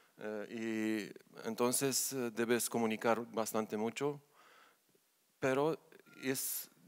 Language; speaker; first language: Spanish; non-native, learner; Romanian